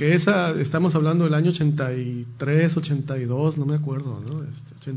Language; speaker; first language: Spanish; native; Spanish